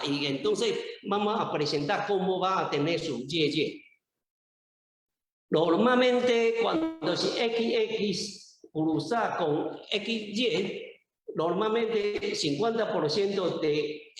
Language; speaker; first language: Spanish; non-native, learner; Chinese